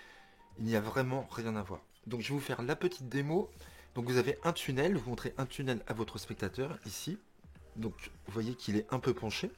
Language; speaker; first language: French; native; French